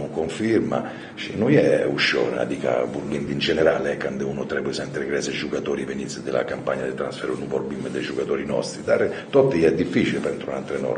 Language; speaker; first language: Romanian; non-native, fluent; Italian